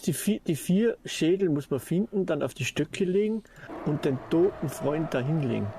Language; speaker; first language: German; native; German